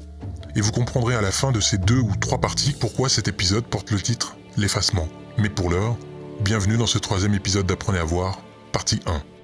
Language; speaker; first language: French; native; French